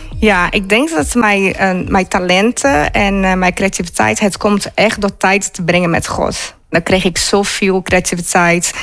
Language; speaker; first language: Dutch; non-native, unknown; Portuguese